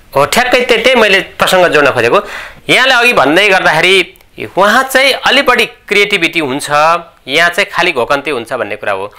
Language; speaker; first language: Nepali; native; Nepali